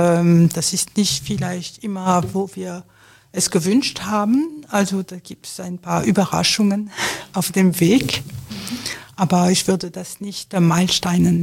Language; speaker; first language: German; non-native, fluent; French